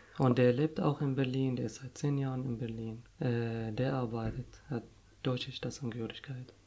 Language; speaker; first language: German; non-native, fluent; Arabic